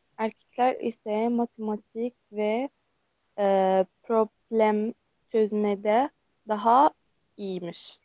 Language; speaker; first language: Turkish; non-native, learner; Arabic